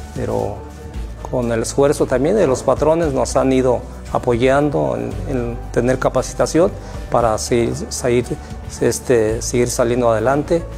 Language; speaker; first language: Spanish; native; Spanish